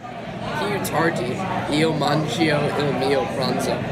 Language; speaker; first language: Italian; non-native, learner; English